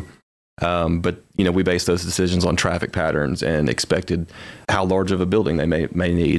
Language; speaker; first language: English; native; English